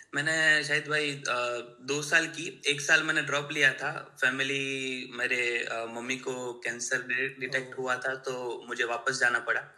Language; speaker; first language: Hindi; non-native, local second language; Gujarati